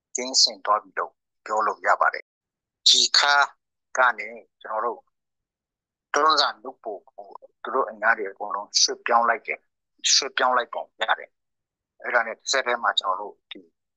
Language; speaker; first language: Burmese; non-native, local second language; Hakha Chin